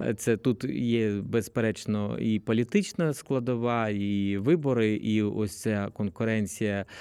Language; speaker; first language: Ukrainian; native; Ukrainian